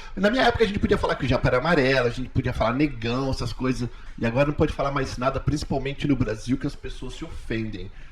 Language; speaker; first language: Portuguese; native; Portuguese